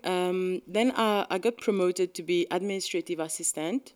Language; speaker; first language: English; non-native, local second language; Morisyen